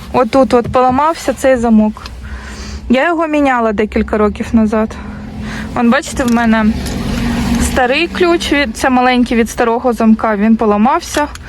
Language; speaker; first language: Ukrainian; native; Ukrainian